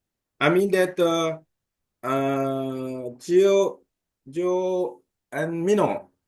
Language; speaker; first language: English; non-native, learner; Korean